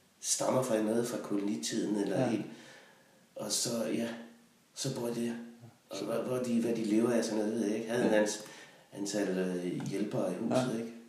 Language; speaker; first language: Danish; native; Danish